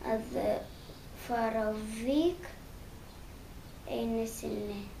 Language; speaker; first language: Icelandic; early bilingual, other home language; Russian